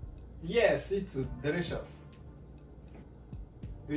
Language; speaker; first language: English; non-native, learner; Japanese